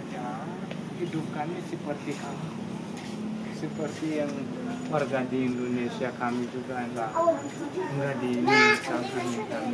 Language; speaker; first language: Indonesian; non-native, learner; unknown